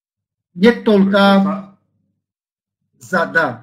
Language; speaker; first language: Polish; non-native, learner; Slovak